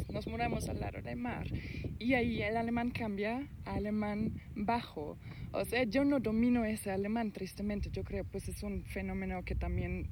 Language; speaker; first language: Spanish; non-native, fluent; German